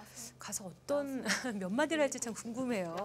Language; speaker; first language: Korean; native; Korean